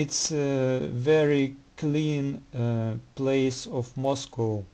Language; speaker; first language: English; non-native, learner; Russian